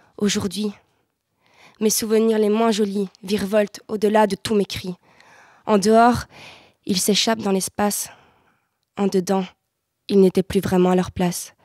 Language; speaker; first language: French; native; French